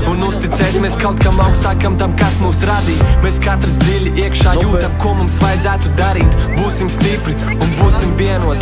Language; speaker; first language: Latvian; native; Latvian